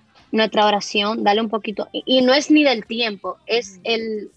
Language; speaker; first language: Spanish; early bilingual, heritage; Spanish